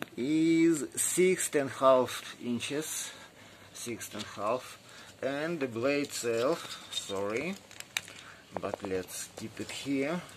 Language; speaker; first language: English; non-native, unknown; Russian